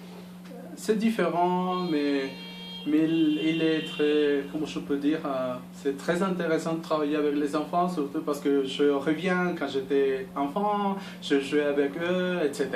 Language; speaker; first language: French; non-native, learner; Spanish